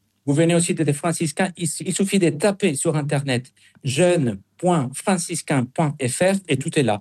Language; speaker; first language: French; non-native, fluent; Spanish